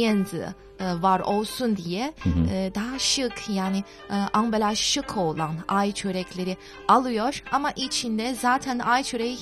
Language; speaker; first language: Turkish; non-native, fluent; Chinese